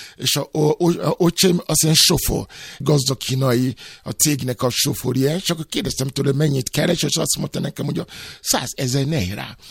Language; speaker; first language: Hungarian; non-native, fluent; Yoruba